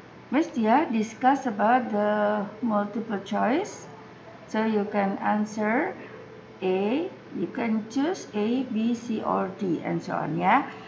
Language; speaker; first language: English; non-native, fluent; Indonesian